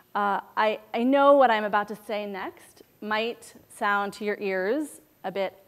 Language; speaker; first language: English; native; English